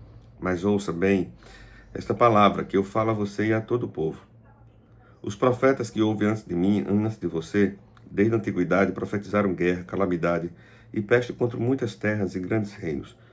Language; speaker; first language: Portuguese; native; Portuguese